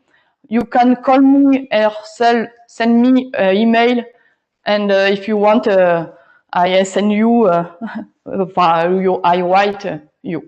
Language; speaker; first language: English; non-native, learner; French